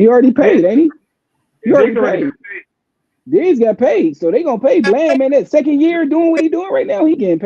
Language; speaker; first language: English; native; English